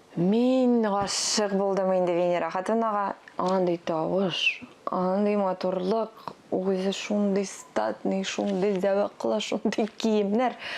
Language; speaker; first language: Tatar; non-native, local second language; Russian